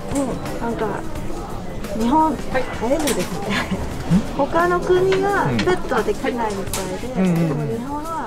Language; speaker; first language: Japanese; non-native, learner; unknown